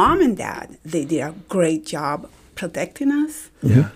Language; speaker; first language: English; non-native, fluent; Spanish